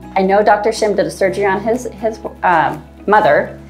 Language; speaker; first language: English; native; English